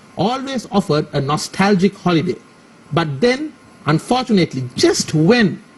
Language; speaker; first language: English; non-native, local second language; Sinhala